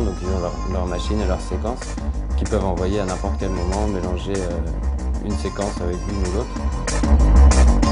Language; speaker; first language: French; native; French